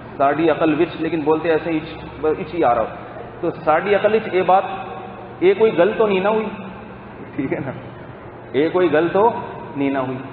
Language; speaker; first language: Urdu; native; Urdu